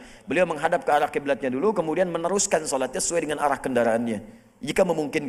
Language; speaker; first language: Indonesian; native; Indonesian